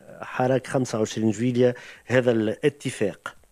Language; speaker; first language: Arabic; native; Arabic